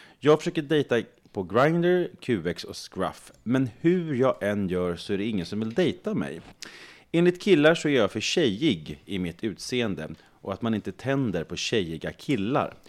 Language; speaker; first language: Swedish; native; Swedish